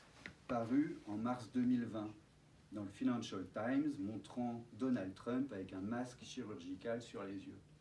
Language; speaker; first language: French; native; French